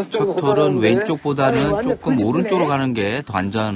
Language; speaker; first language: Korean; native; Korean